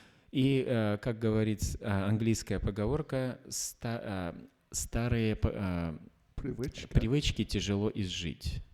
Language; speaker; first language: Russian; native; Russian